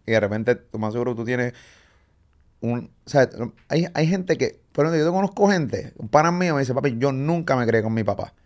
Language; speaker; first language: Spanish; native; Spanish